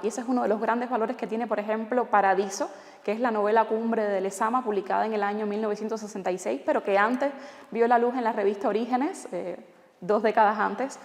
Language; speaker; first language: Spanish; native; Spanish